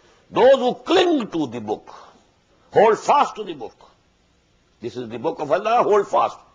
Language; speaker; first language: English; non-native, local second language; Punjabi